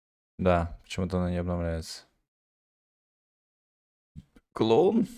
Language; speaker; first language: Russian; native; Russian